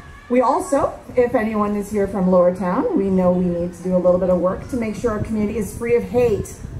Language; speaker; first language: English; native; English